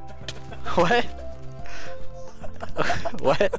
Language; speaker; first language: English; non-native, learner; Korean